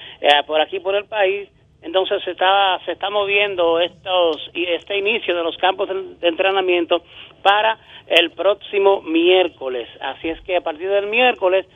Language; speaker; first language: Spanish; native; Spanish